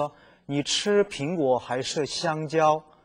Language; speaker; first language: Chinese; non-native, fluent; Korean